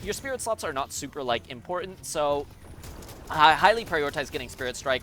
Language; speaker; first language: English; native; English